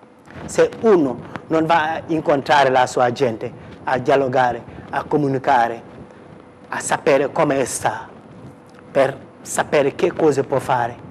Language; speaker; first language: Italian; non-native, fluent; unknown